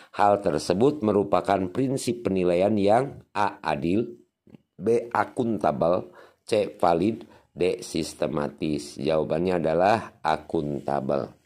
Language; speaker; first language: Indonesian; non-native, local second language; Sundanese